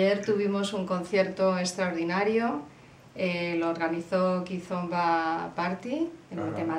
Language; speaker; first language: Spanish; native; Spanish